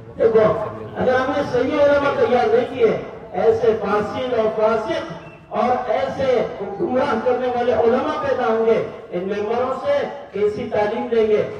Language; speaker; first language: Urdu; native; Urdu